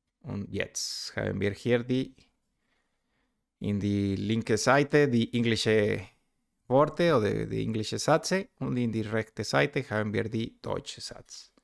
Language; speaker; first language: German; non-native, learner; Spanish